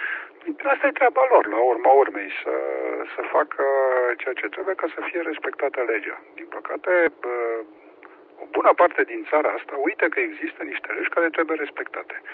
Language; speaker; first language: Romanian; native; Romanian